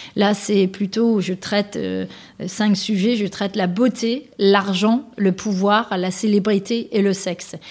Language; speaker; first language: French; non-native, fluent; Danish